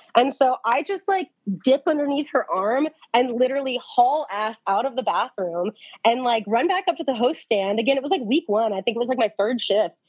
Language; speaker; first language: English; native; English